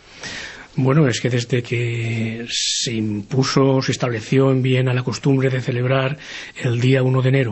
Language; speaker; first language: Spanish; native; Spanish